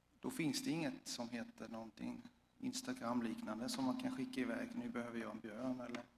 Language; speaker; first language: Swedish; non-native, fluent; Swiss German